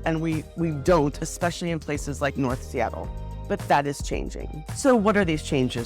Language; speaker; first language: English; native; English